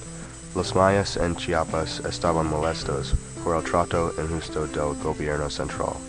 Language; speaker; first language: Spanish; non-native, learner; English